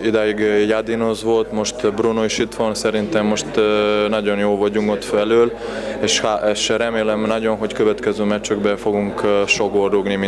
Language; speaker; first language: Hungarian; non-native, fluent; Serbian